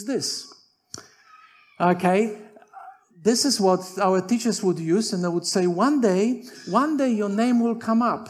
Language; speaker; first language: English; non-native, fluent; Polish